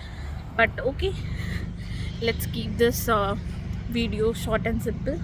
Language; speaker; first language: Telugu; non-native, learner; Marathi